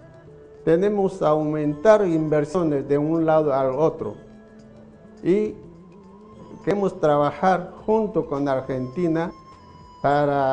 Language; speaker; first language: Spanish; non-native, fluent; Chinese